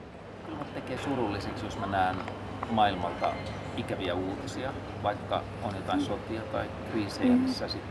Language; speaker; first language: Finnish; native; Finnish